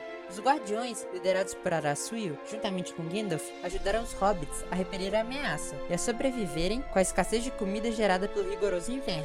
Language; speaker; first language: Portuguese; native; Portuguese